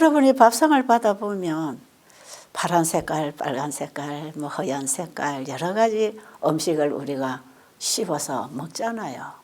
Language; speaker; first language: Korean; native; Korean